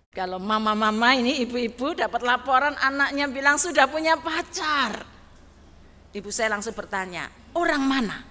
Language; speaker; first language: Indonesian; non-native, local second language; Javanese